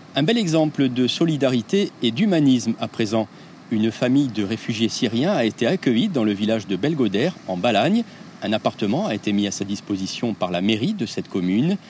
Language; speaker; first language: French; native; French